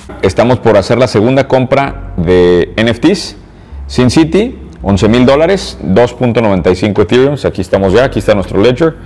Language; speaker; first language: Spanish; native; Spanish